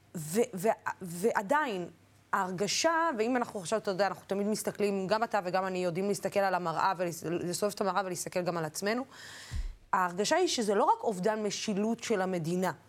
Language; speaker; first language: Hebrew; non-native, local second language; Arabic